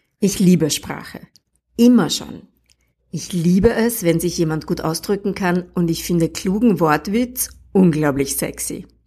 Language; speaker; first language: German; native; German